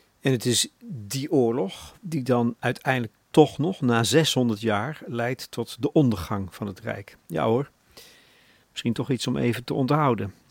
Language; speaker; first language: Dutch; native; Dutch